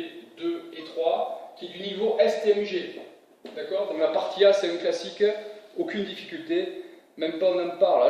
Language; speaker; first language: French; native; French